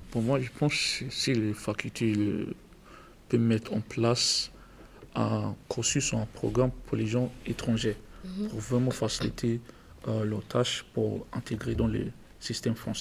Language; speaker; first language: French; non-native, learner; English